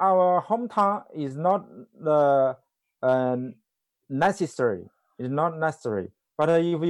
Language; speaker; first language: English; non-native, learner; Chinese